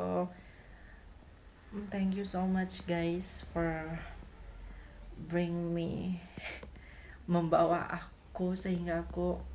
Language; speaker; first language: English; non-native, learner; Indonesian